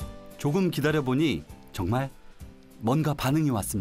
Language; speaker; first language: Korean; native; Korean